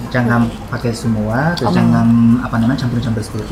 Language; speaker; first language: Indonesian; non-native, learner; Japanese